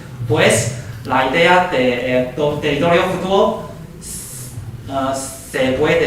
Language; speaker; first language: Spanish; non-native, fluent; Chinese